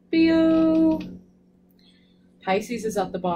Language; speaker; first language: English; native; English